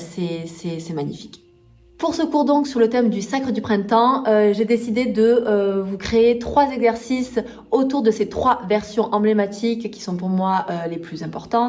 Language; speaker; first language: French; native; French